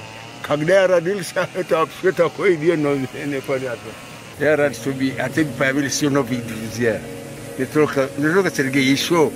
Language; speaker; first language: Russian; non-native, learner; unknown